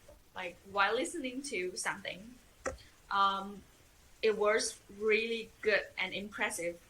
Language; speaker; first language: English; non-native, fluent; Vietnamese